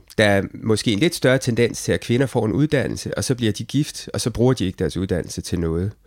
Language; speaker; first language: Danish; native; Danish